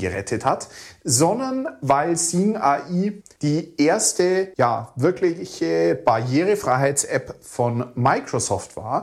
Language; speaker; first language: German; native; German